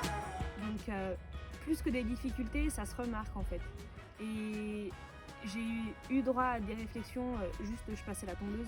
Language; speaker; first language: French; native; French